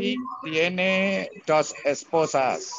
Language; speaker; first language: Spanish; non-native, learner; Indonesian